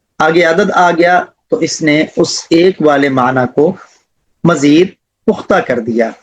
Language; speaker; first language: Urdu; non-native, local second language; Punjabi